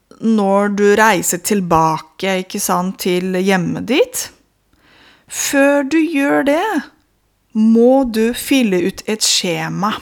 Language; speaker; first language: Norwegian; non-native, fluent; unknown